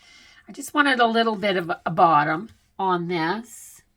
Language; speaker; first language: English; native; English